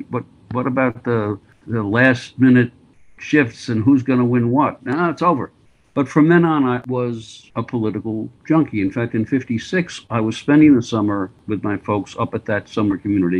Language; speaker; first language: English; native; English